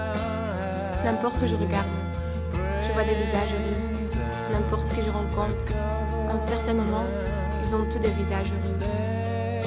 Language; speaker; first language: French; non-native, learner; Dutch